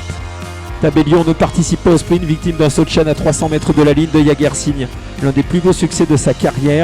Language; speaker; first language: French; native; French